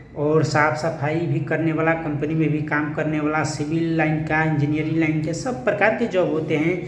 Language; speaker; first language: Hindi; native; Hindi